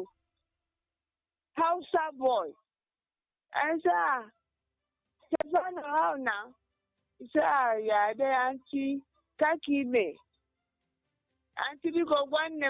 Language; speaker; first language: English; non-native, local second language; Igbo